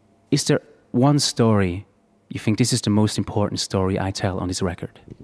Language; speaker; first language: English; non-native, fluent; German